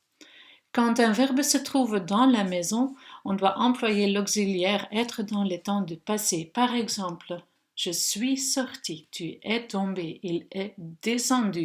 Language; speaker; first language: French; non-native, local second language; Dutch